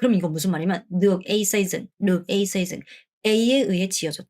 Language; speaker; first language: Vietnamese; non-native, fluent; Korean